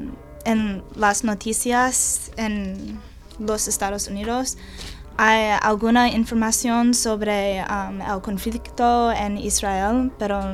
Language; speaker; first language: Spanish; non-native, learner; English